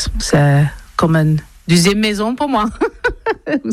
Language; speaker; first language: French; non-native, learner; English